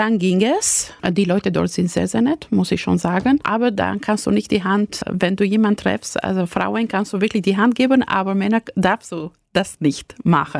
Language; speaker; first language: German; non-native, fluent; Albanian